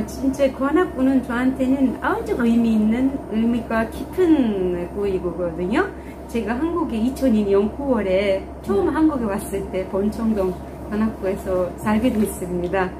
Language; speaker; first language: Korean; non-native, fluent; Turkish